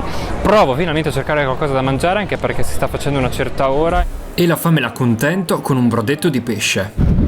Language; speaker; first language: Italian; native; Italian